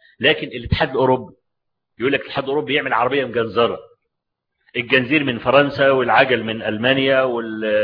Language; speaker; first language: Arabic; native; Arabic